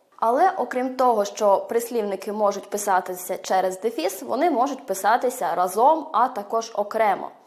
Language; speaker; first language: Ukrainian; early bilingual, heritage; Ukrainian